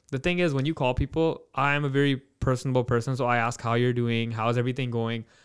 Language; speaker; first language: English; early bilingual, other home language; Punjabi